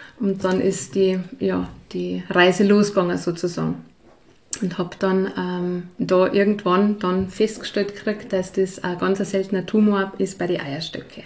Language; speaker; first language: German; native; German